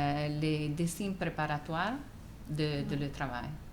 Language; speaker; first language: French; non-native, fluent; Italian